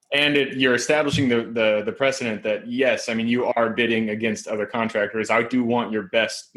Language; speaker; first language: English; native; English